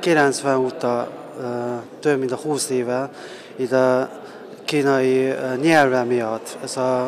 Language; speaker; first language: Hungarian; non-native, learner; Chinese